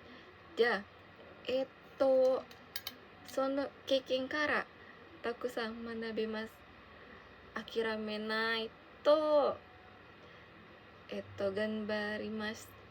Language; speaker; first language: Japanese; non-native, learner; Indonesian